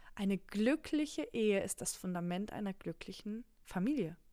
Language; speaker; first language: German; non-native, local second language; Polish